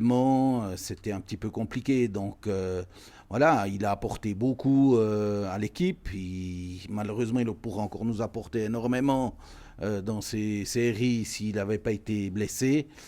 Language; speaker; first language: French; native; French